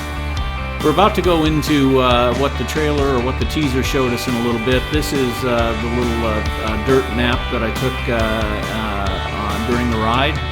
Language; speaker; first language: English; native; English